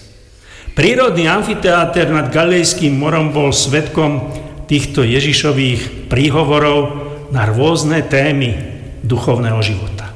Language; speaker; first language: Slovak; native; Slovak